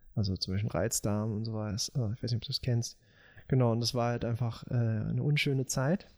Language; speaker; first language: German; native; German